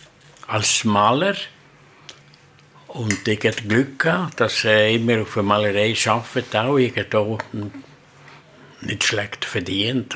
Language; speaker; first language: German; non-native, learner; Italian